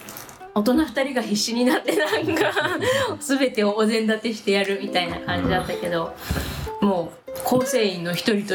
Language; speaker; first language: Japanese; native; Japanese